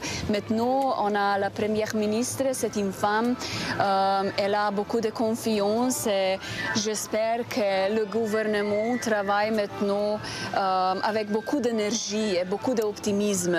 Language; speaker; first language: French; non-native, fluent; Slovenian